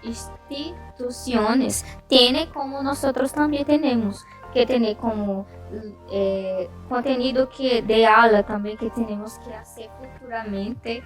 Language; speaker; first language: Spanish; non-native, learner; Portuguese